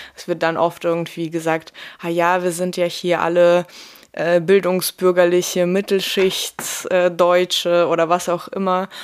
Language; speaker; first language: German; early bilingual, other home language; Russian